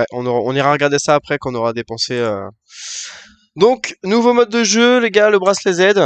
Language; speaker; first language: French; native; French